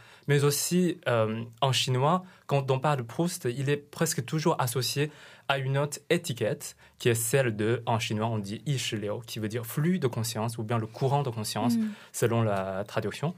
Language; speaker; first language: French; non-native, fluent; Chinese